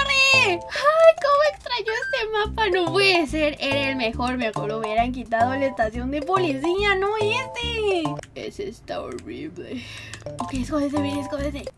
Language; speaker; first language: Spanish; native; Spanish